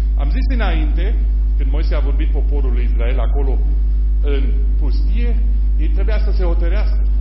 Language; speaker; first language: Romanian; non-native, fluent; German